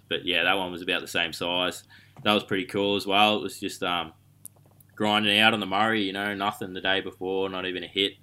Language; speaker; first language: English; native; English